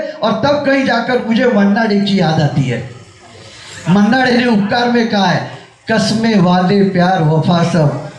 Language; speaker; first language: Hindi; non-native, local second language; Marathi